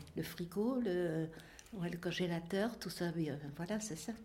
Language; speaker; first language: French; native; French